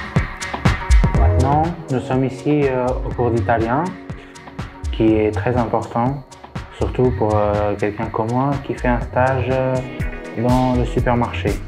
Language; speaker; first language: French; non-native, fluent; Spanish